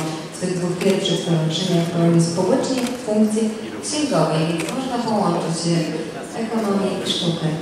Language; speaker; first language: Polish; native; Polish